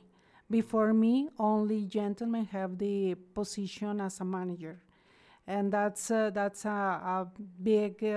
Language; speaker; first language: English; non-native, fluent; Spanish